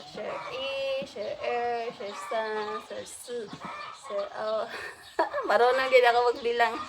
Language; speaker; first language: Filipino; native; Filipino